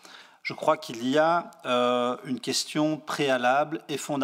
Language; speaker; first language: French; native; French